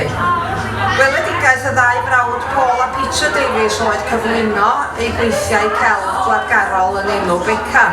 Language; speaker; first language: Welsh; native; Welsh